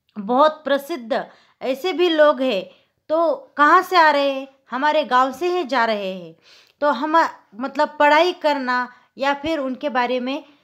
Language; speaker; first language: Hindi; non-native, local second language; Marathi